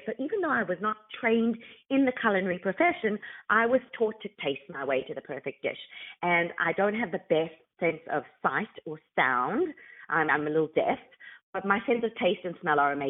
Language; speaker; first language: English; native; English